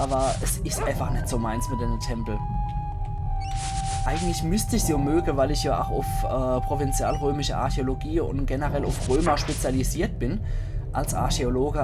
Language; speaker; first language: German; native; German